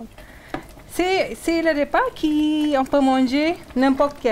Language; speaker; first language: French; non-native, learner; Hindi